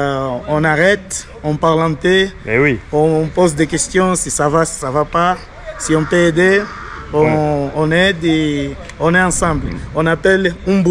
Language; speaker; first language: French; non-native, fluent; Portuguese